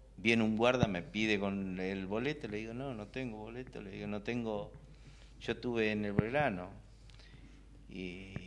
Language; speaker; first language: Spanish; native; Spanish